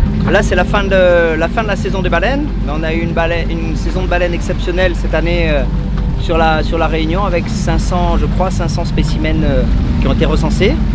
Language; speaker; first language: French; native; French